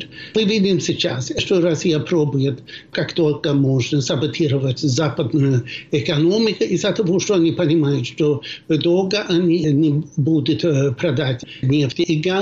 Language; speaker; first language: Russian; non-native, fluent; Swedish